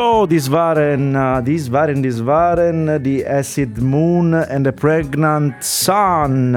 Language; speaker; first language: German; non-native, learner; Italian